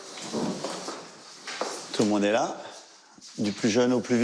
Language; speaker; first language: French; native; French